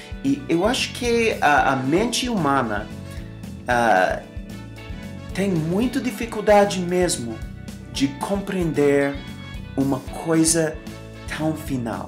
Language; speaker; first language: Portuguese; non-native, fluent; English